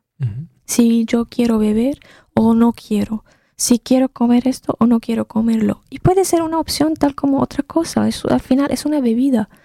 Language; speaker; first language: Spanish; non-native, fluent; Arabic